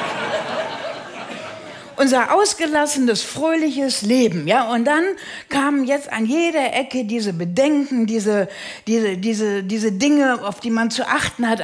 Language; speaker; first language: German; native; German